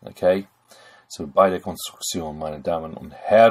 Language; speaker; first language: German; non-native, fluent; English